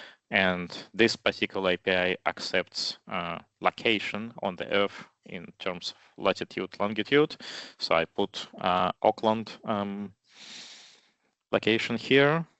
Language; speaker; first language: English; non-native, fluent; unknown